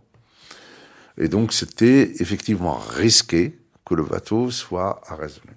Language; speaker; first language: French; non-native, fluent; Arabic